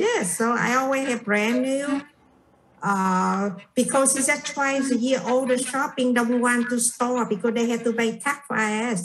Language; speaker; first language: English; non-native, fluent; Vietnamese